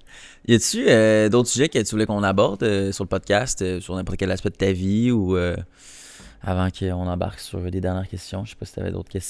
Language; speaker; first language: French; native; French